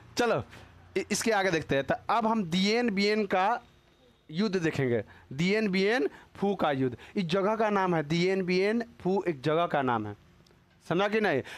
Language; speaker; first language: Hindi; native; Hindi